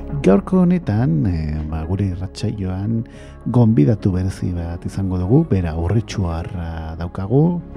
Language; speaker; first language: Basque; native; Basque